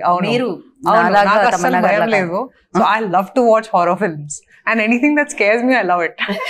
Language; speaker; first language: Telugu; non-native, fluent; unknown